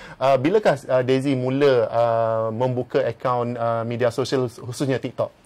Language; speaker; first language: Malay; native; Malay